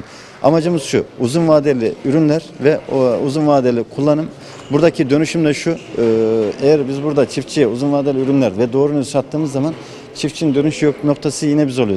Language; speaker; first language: Turkish; native; Turkish